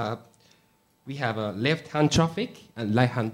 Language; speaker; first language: English; non-native, learner; Japanese